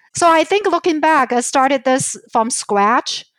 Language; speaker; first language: English; non-native, fluent; Chinese